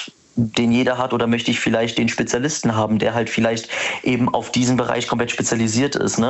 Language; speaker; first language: German; native; German